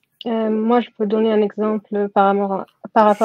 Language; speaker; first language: French; non-native, fluent; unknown